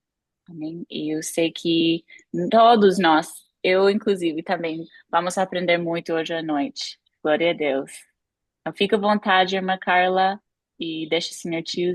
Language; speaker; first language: Portuguese; non-native, fluent; English